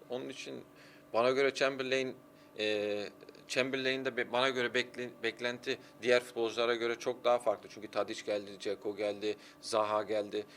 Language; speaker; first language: Turkish; early bilingual, heritage; Turkish